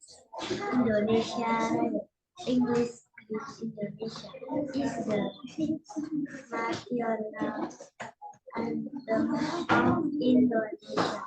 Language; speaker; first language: English; non-native, learner; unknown